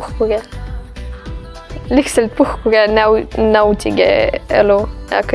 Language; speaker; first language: Estonian; non-native, local second language; Russian